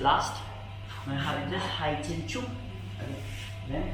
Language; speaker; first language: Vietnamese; non-native, learner; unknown